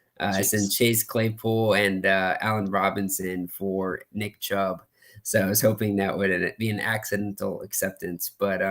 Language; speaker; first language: English; native; English